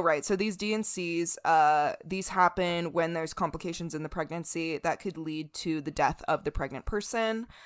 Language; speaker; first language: English; native; English